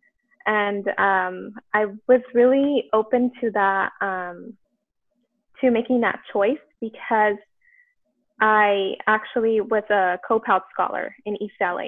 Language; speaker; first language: English; native; English